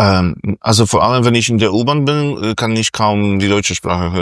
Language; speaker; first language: German; non-native, fluent; Polish